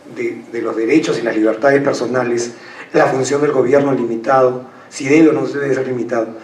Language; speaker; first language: Spanish; native; Spanish